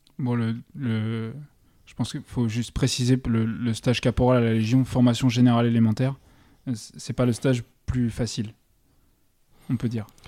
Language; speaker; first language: French; native; French